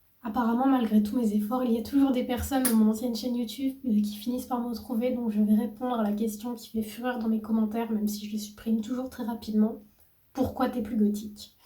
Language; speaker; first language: French; native; French